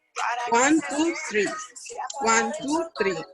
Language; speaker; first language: English; non-native, learner; Spanish